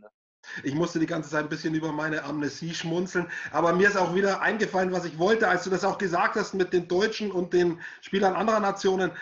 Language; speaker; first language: German; native; German